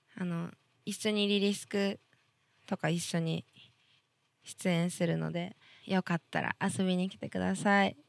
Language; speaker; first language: Japanese; native; Japanese